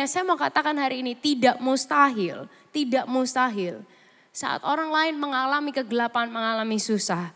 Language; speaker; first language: Indonesian; native; Indonesian